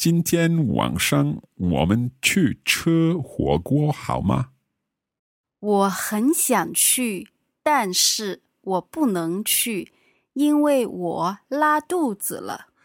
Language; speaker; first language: Chinese; non-native, learner; English